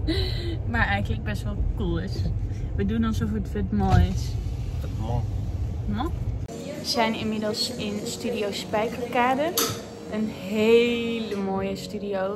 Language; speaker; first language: Dutch; native; Dutch